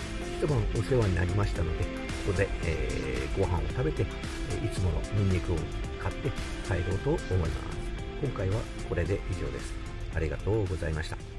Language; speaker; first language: Japanese; native; Japanese